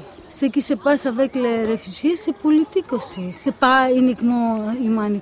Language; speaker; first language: French; non-native, fluent; Greek